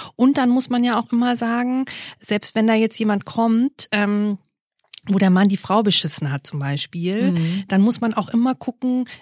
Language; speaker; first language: German; native; German